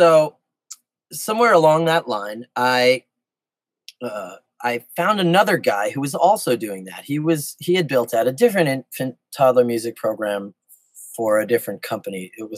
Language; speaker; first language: English; native; English